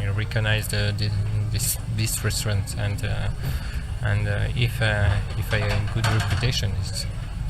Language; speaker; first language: English; non-native, learner; French